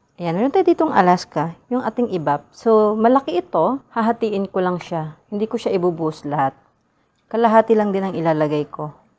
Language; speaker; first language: Filipino; non-native, local second language; Cebuano